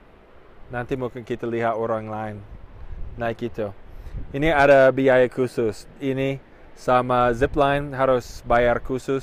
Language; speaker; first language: Indonesian; non-native, fluent; English